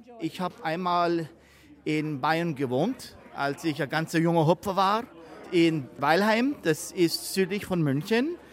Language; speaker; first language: German; non-native, fluent; English